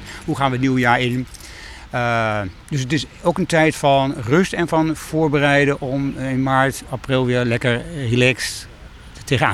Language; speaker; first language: Dutch; native; Dutch